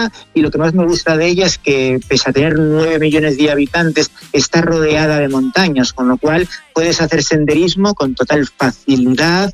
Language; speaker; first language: Spanish; native; Spanish